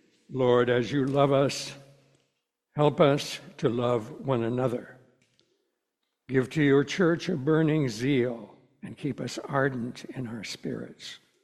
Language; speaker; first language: English; native; English